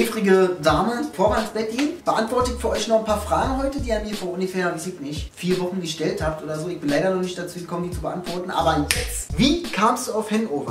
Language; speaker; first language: German; native; German